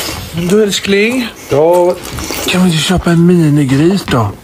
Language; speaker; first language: Swedish; non-native, fluent; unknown